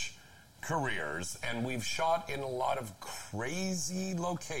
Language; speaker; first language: English; native; English